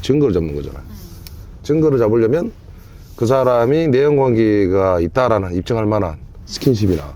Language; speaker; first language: Korean; native; Korean